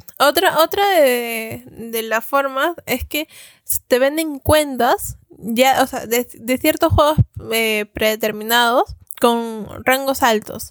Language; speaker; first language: Spanish; native; Spanish